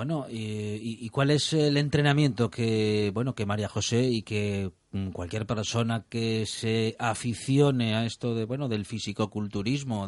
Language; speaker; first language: Spanish; native; Spanish